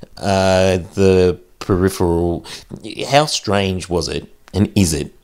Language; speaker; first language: English; native; English